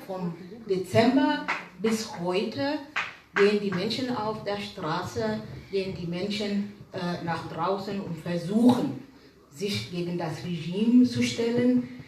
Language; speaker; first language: German; non-native, fluent; Arabic